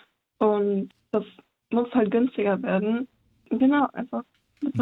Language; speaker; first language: German; early bilingual, other home language; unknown